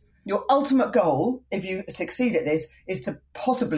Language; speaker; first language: English; native; English